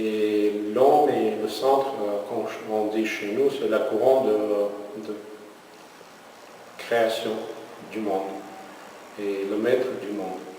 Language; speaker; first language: French; non-native, fluent; Armenian